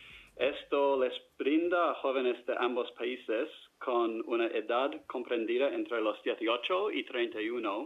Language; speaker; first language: Spanish; non-native, fluent; English